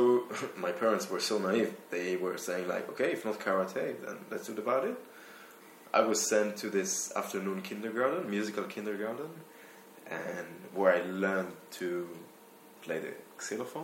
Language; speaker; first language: English; non-native, fluent; Hebrew